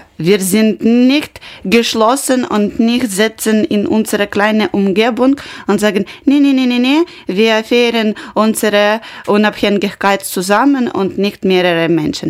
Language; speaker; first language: German; non-native, learner; Ukrainian